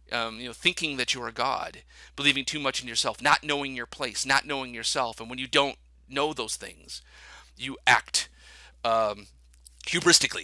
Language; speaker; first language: English; native; English